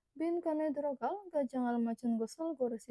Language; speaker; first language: Korean; non-native, fluent; Indonesian